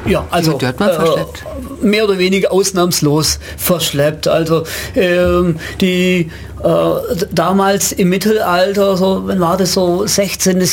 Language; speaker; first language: German; native; German